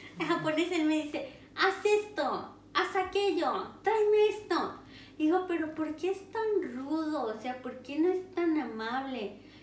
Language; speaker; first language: Spanish; native; Spanish